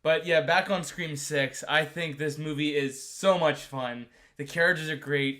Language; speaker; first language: English; native; English